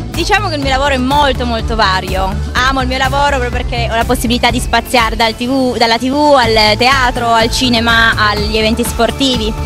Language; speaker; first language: Italian; native; Italian